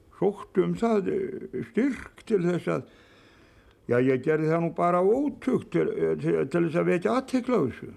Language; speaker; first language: Icelandic; native; Icelandic